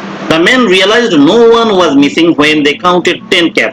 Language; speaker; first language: English; non-native, local second language; Bangla